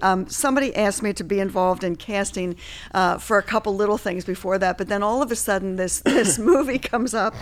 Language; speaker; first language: English; native; English